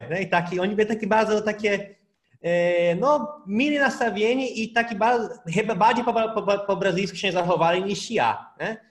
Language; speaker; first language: Polish; non-native, fluent; Portuguese